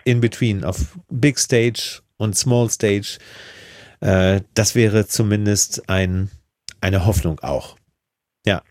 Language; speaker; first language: German; native; German